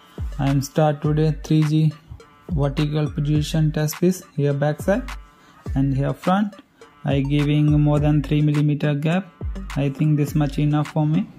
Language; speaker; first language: English; non-native, learner; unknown